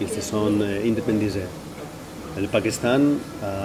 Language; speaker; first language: French; non-native, fluent; Catalan